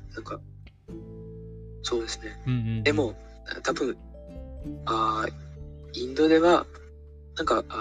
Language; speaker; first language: Japanese; non-native, fluent; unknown